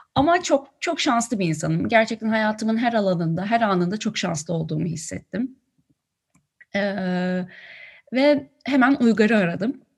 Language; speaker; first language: Turkish; native; Turkish